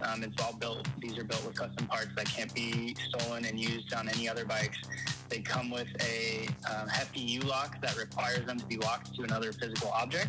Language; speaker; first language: English; native; English